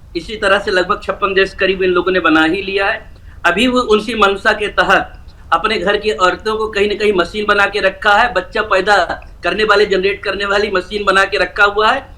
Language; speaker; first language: Hindi; native; Hindi